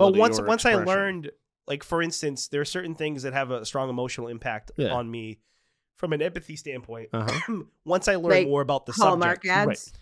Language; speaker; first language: English; native; English